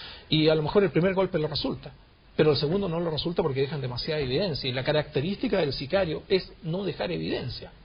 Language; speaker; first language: Spanish; native; Spanish